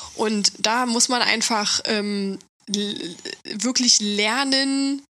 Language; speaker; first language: German; native; German